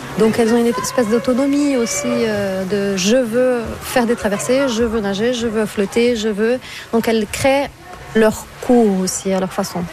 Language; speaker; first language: French; non-native, fluent; Portuguese